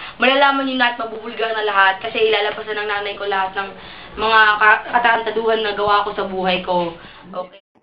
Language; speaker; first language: Filipino; non-native, local second language; Cebuano